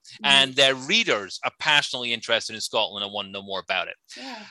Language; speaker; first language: English; native; English